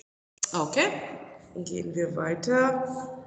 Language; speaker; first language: German; non-native, fluent; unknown